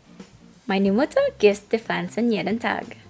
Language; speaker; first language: German; non-native, fluent; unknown